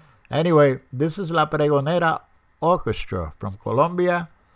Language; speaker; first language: English; native; English